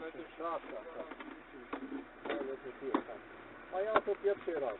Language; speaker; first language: Polish; non-native, learner; Slovenian